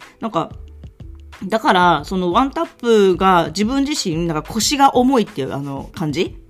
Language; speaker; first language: Japanese; native; Japanese